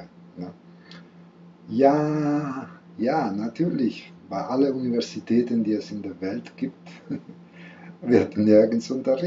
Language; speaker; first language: German; non-native, fluent; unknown